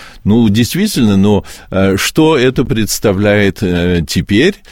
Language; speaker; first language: Russian; early bilingual, heritage; Russian